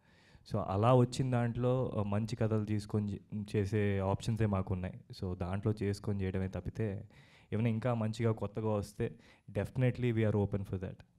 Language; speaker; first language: Telugu; native; Telugu